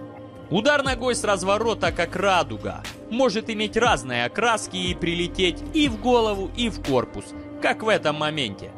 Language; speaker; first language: Russian; native; Russian